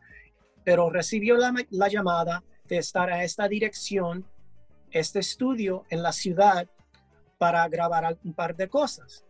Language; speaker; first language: Spanish; early bilingual, heritage; English